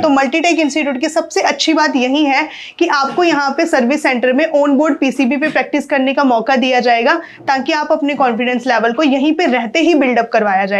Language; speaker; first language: Hindi; native; Hindi